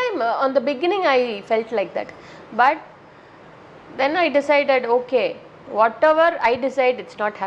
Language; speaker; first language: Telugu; non-native, local second language; Tamil